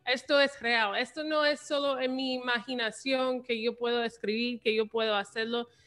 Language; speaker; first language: Spanish; early bilingual, heritage; English